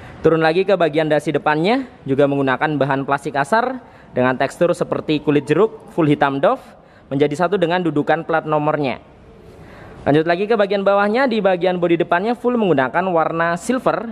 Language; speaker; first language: Indonesian; native; Indonesian